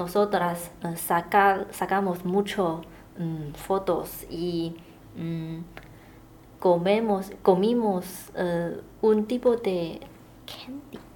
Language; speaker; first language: Spanish; non-native, learner; Chinese